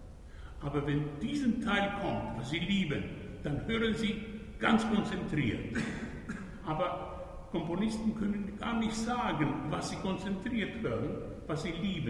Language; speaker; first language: German; non-native, fluent; Spanish